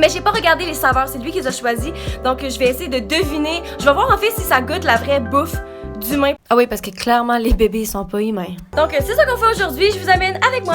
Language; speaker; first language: French; native; French